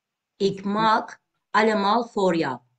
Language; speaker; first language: Dutch; non-native, learner; Turkish